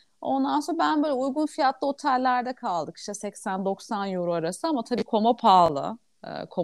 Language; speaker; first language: Turkish; native; Turkish